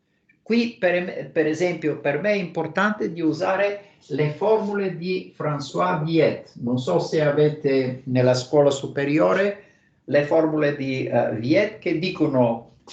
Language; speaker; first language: Italian; non-native, fluent; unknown